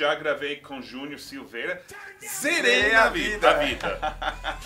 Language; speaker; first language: Portuguese; non-native, fluent; English